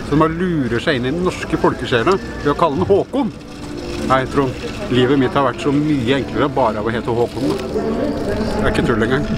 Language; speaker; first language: Norwegian; native; Norwegian